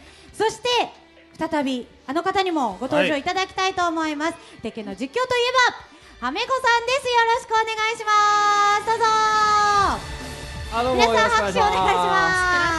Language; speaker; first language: Japanese; native; Japanese